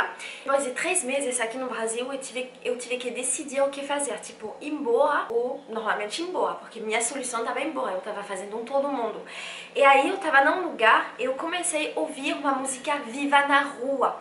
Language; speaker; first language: Portuguese; non-native, fluent; French